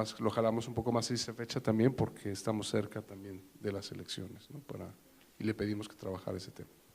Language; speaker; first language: Spanish; native; Spanish